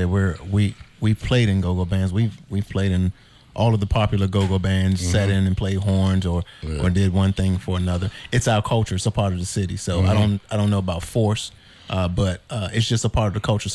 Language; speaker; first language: English; native; English